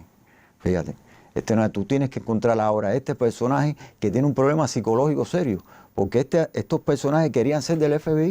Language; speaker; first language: Spanish; native; Spanish